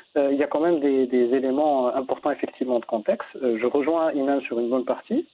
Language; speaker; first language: French; non-native, local second language; Arabic